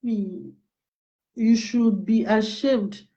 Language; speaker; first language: English; non-native, local second language; Yoruba